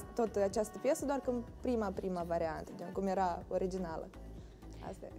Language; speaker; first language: Romanian; native; Romanian